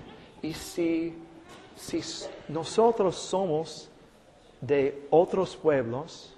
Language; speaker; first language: Spanish; non-native, fluent; English